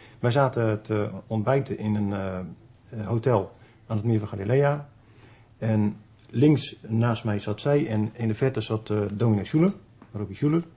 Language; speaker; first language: Dutch; native; Dutch